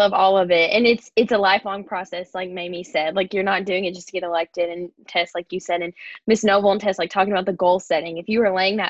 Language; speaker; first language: English; native; English